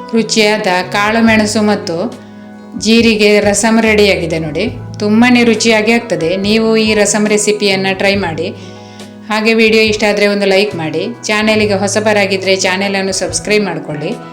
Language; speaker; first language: Kannada; non-native, local second language; Konkani